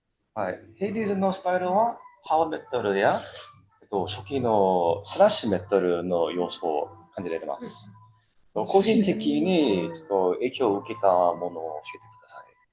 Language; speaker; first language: Japanese; non-native, fluent; English